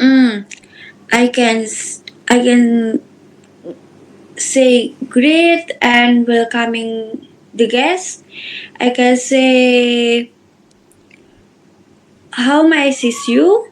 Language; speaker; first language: English; non-native, learner; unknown